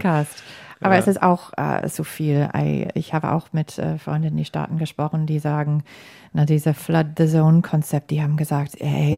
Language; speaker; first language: German; non-native, fluent; English